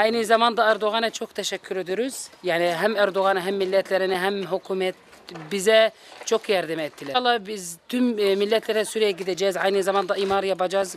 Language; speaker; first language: Turkish; non-native, learner; Arabic